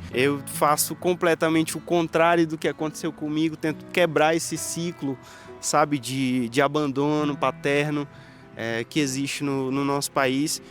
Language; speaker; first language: Portuguese; native; Portuguese